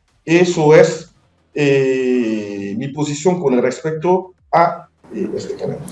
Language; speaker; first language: Spanish; non-native, fluent; Haitian Creole